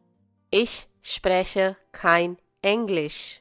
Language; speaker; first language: German; non-native, fluent; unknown